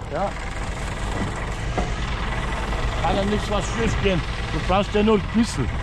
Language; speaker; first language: German; non-native, learner; Turkish